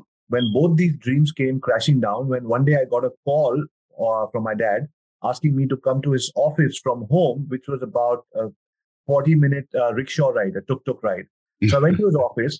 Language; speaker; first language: English; non-native, local second language; Hindi